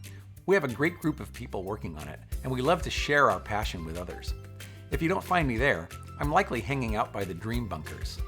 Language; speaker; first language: English; native; English